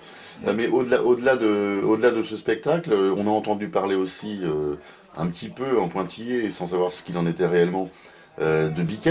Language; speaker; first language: French; native; French